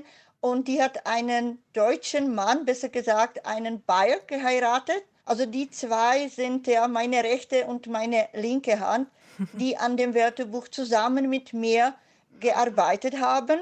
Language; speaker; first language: German; non-native, fluent; Czech